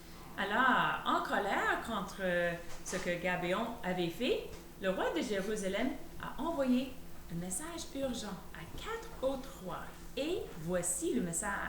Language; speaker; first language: French; native; French